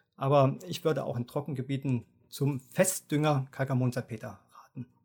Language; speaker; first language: German; native; German